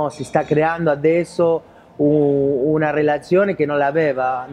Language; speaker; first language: Italian; non-native, fluent; Spanish